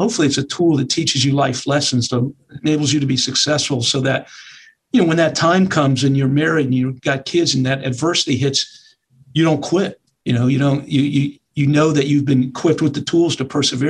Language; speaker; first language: English; native; English